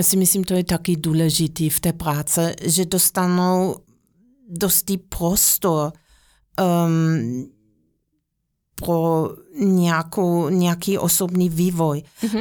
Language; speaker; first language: Czech; non-native, fluent; German